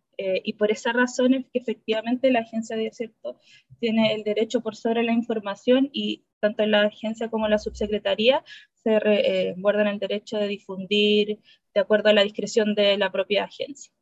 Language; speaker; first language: Spanish; native; Spanish